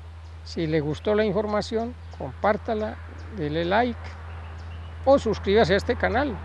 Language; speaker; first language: Spanish; native; Spanish